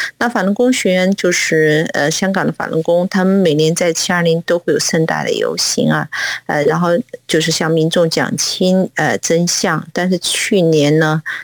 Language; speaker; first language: Chinese; non-native, local second language; Cantonese